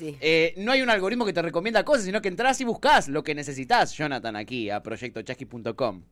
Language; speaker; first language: Spanish; native; Spanish